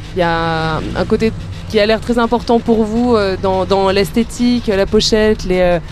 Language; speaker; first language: French; native; French